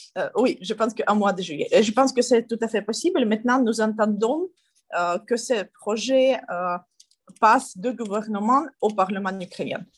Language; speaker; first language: French; non-native, learner; Ukrainian